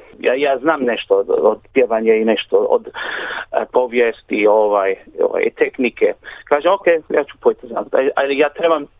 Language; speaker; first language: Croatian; early bilingual, heritage; Croatian